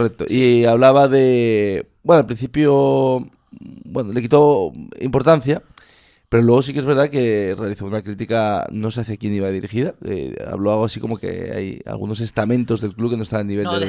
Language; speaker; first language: Spanish; native; Spanish